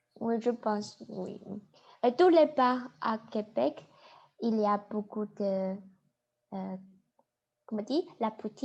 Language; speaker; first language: French; non-native, learner; Chinese